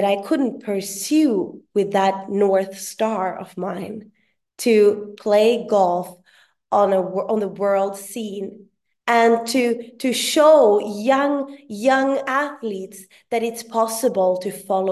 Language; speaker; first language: English; non-native, fluent; Swedish